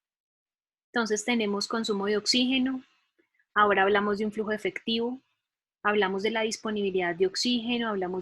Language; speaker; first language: Spanish; native; Spanish